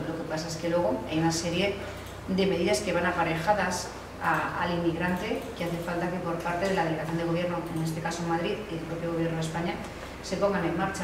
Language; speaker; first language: Spanish; native; Spanish